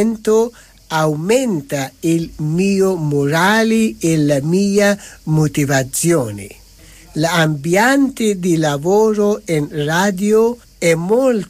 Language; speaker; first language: Italian; non-native, fluent; Persian